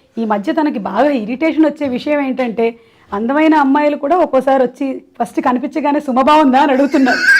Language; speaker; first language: Telugu; non-native, local second language; Malayalam